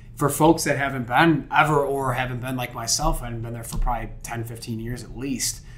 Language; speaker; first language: English; native; English